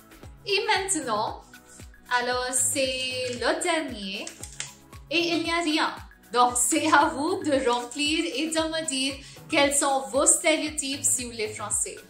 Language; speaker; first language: French; non-native, fluent; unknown